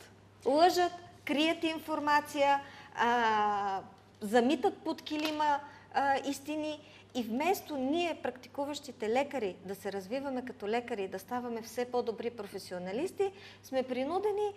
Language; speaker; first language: Bulgarian; native; Bulgarian